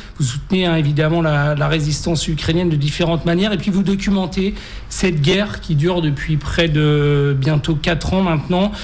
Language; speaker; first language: French; native; French